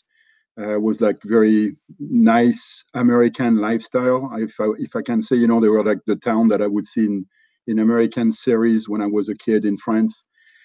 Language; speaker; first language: English; non-native, fluent; French